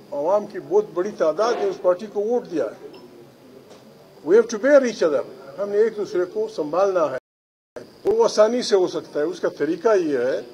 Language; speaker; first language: Urdu; non-native, local second language; Pashto